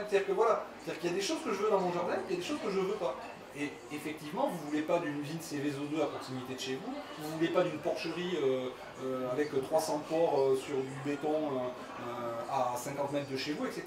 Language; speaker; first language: French; native; French